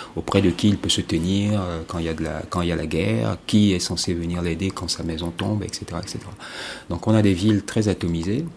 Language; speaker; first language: French; non-native, local second language; Ewe